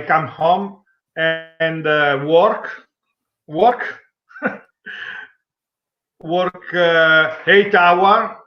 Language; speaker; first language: English; non-native, learner; Italian